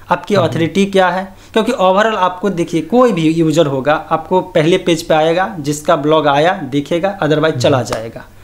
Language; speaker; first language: Hindi; native; Hindi